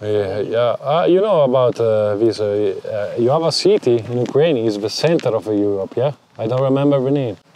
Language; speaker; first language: English; non-native, learner; Italian